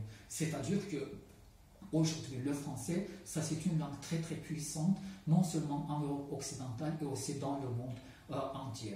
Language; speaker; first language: French; non-native, fluent; Azerbaijani